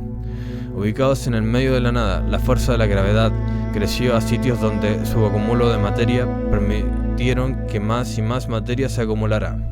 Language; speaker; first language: Spanish; native; Spanish